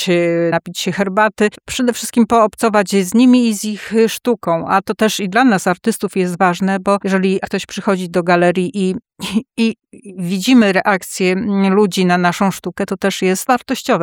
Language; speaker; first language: Polish; native; Polish